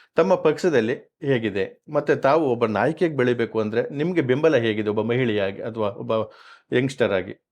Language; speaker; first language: Kannada; native; Kannada